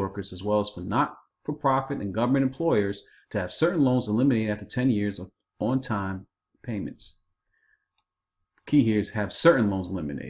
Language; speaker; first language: English; native; English